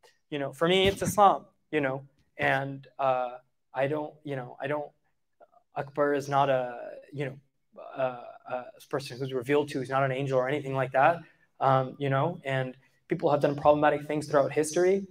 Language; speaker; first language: English; native; English